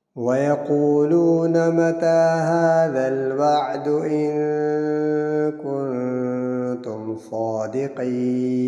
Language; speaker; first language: Urdu; non-native, local second language; Sindhi